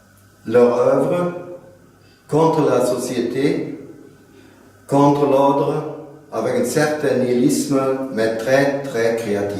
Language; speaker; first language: French; non-native, fluent; German